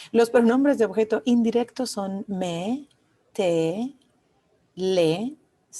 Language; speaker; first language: Spanish; non-native, fluent; English